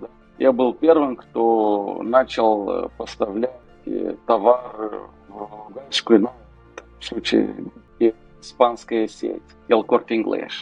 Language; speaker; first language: Russian; non-native, local second language; Romanian